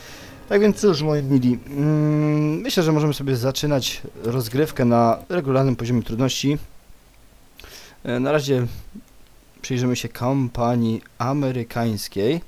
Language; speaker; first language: Polish; native; Polish